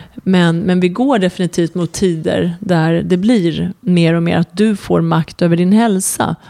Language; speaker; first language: Swedish; early bilingual, other home language; Persian